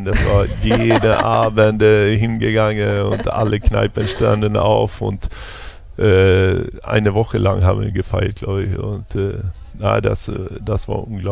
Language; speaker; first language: German; non-native, fluent; Swedish